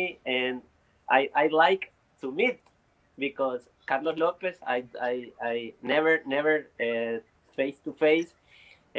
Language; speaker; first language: English; non-native, learner; Spanish